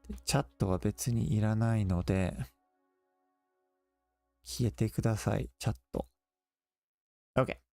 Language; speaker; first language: Japanese; non-native, fluent; English